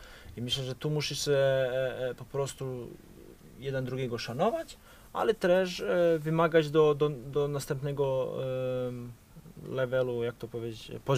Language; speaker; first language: Polish; non-native, fluent; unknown